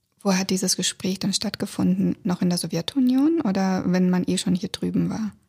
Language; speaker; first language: German; early bilingual, other home language; Russian